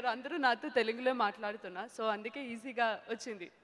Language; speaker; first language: Telugu; non-native, learner; Malayalam